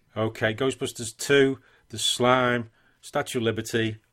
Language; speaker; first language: English; native; English